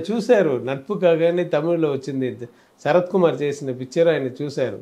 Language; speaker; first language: Telugu; non-native, learner; Tamil